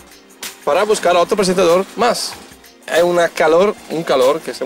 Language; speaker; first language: Spanish; native; Spanish